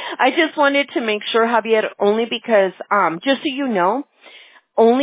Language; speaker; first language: English; early bilingual, other home language; Spanish